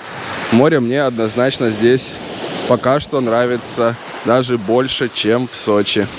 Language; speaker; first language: Russian; native; Russian